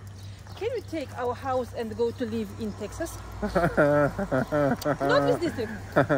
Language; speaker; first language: English; non-native, learner; Russian